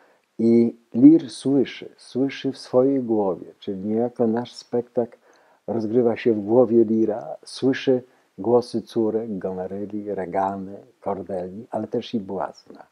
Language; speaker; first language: Polish; native; Polish